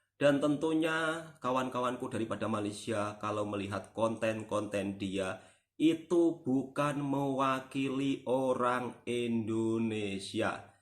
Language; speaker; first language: Indonesian; native; Indonesian